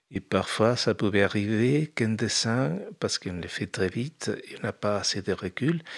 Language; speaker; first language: French; non-native, fluent; Spanish